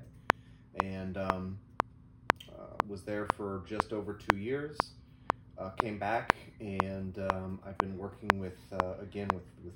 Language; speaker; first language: English; native; English